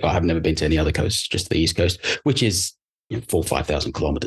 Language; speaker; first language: English; native; English